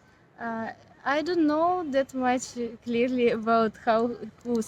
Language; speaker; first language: English; non-native, learner; Ukrainian